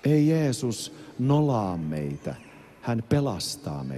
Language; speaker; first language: Finnish; native; Finnish